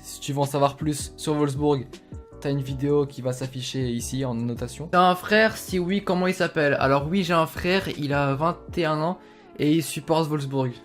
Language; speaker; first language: French; native; French